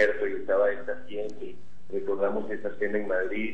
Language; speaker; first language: Spanish; native; Spanish